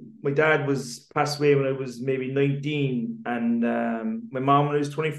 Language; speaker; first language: English; native; English